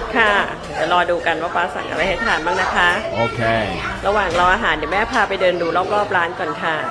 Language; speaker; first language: Thai; native; Thai